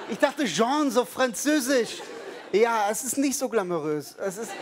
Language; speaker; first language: German; non-native, fluent; Hebrew